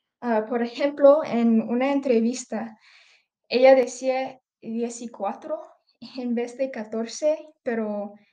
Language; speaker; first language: Spanish; early bilingual, heritage; English